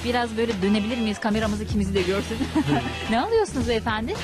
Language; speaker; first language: Turkish; non-native, fluent; Azerbaijani